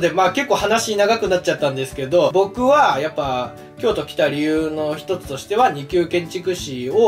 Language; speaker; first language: Japanese; native; Japanese